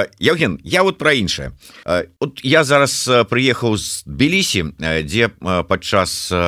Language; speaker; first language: Belarusian; native; Belarusian